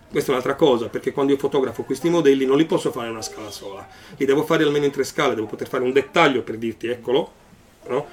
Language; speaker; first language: Italian; native; Italian